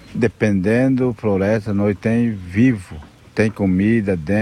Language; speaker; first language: Portuguese; non-native, local second language; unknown